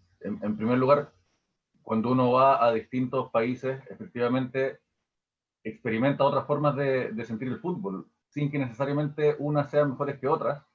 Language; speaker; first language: Spanish; native; Spanish